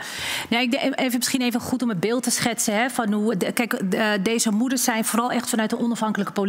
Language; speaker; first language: Dutch; native; Dutch